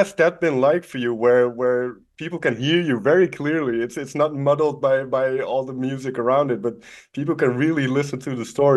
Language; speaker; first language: English; non-native, fluent; Dutch